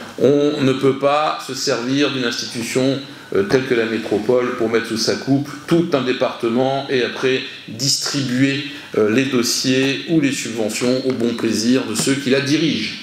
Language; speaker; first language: French; native; French